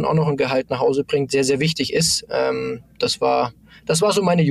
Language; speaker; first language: German; native; German